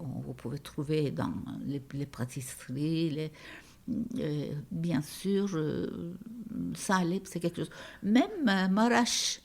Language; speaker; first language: French; non-native, fluent; Turkish